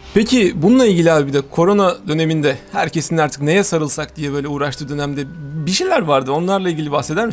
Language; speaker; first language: Turkish; native; Turkish